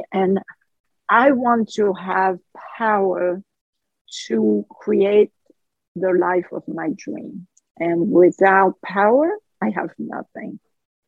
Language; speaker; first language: English; non-native, fluent; French